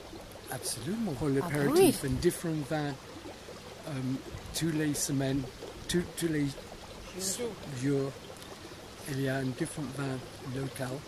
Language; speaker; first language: French; non-native, learner; English